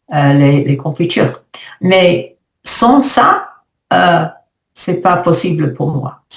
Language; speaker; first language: French; non-native, learner; English